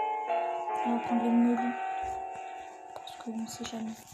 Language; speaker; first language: French; native; French